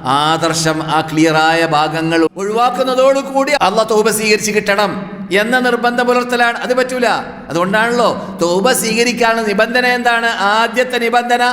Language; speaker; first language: Malayalam; native; Malayalam